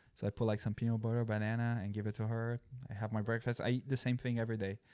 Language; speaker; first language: English; non-native, fluent; Portuguese